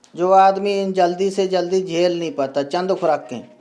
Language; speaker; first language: Hindi; non-native, local second language; Punjabi